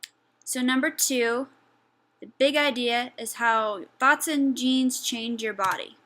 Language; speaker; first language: English; native; English